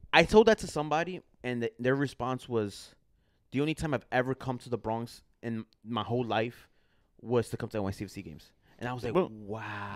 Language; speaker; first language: English; early bilingual, other home language; Spanish